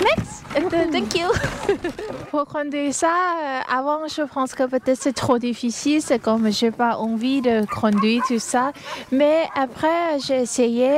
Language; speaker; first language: French; non-native, learner; Thai